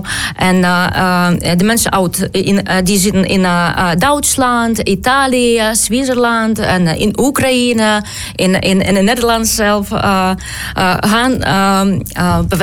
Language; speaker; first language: Dutch; non-native, learner; Ukrainian